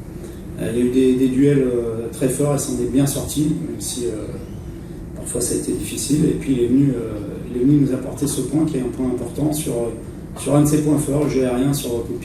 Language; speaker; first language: French; native; French